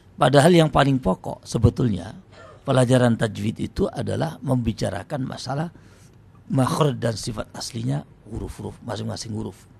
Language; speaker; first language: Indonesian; non-native, local second language; Javanese